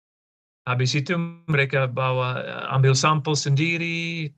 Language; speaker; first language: Indonesian; non-native, fluent; English